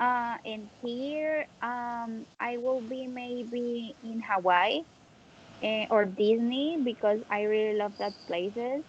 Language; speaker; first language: English; non-native, learner; Spanish